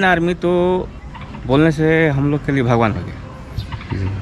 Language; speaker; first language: Hindi; non-native, local second language; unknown